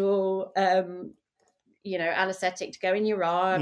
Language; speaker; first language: English; native; English